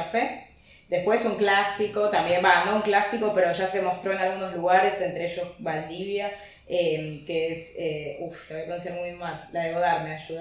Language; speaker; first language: Spanish; native; Spanish